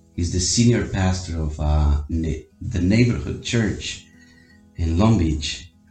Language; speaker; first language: English; non-native, fluent; Spanish